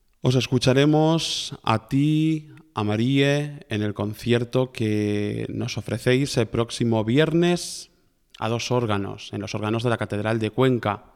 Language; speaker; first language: Spanish; native; Spanish